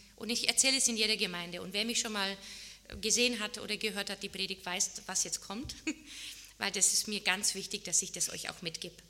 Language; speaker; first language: German; non-native, fluent; Czech